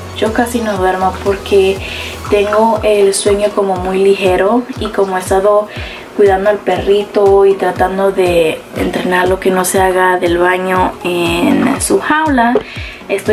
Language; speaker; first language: Spanish; early bilingual, heritage; Spanish